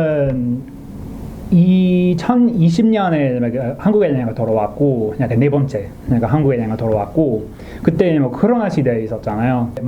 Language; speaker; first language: Korean; non-native, learner; English